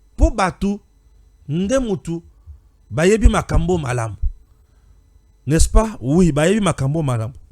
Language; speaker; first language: Lingala; non-native, local second language; Luba-Lulua